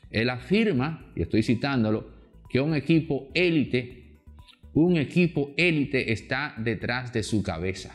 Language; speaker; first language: Spanish; native; Spanish